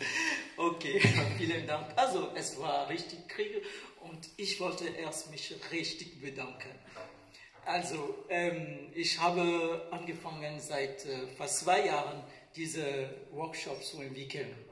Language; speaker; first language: German; non-native, fluent; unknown